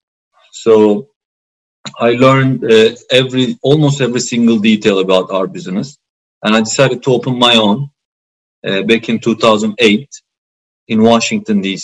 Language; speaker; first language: English; non-native, fluent; Turkish